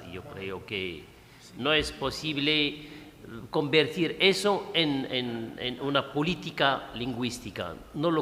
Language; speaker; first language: Spanish; non-native, fluent; Arabic